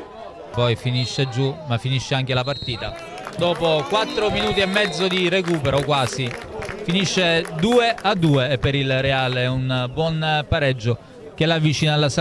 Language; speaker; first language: Italian; native; Italian